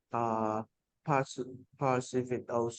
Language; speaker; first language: English; non-native, learner; Vietnamese